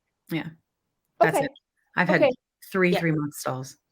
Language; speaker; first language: English; native; English